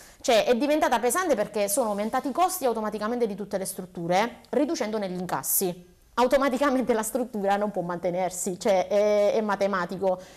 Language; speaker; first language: Italian; native; Italian